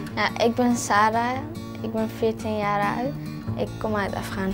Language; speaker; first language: Dutch; early bilingual, other home language; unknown